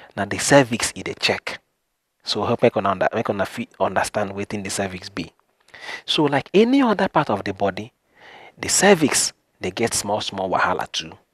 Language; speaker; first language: Nigerian Pidgin; non-native, local second language; Igbo